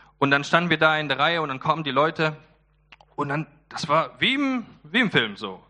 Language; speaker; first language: German; early bilingual, other home language; Polish